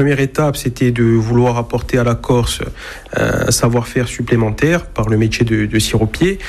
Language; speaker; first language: French; native; French